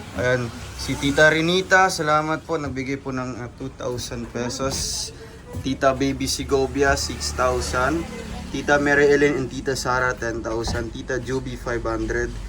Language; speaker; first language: Filipino; non-native, local second language; Cebuano